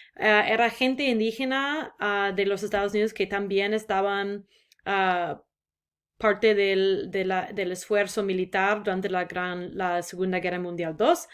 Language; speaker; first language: Spanish; non-native, fluent; English